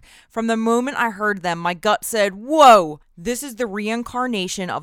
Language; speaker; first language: English; native; English